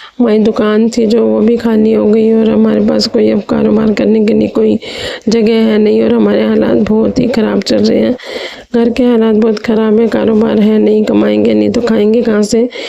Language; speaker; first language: Hindi; native; Hindi